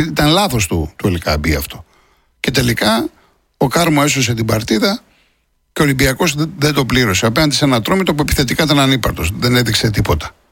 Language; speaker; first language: Greek; native; Greek